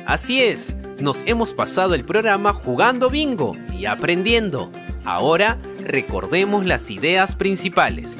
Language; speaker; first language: Spanish; native; Spanish